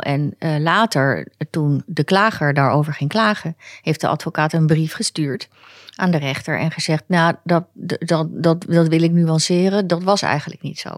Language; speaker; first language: Dutch; native; Dutch